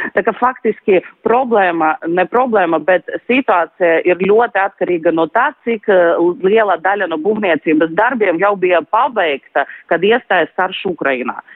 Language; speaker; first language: Latvian; non-native, local second language; Russian